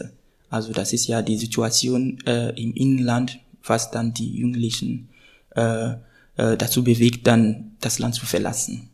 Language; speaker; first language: German; non-native, fluent; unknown